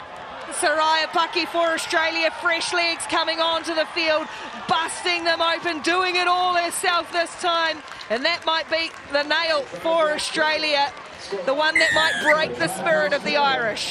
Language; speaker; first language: English; native; English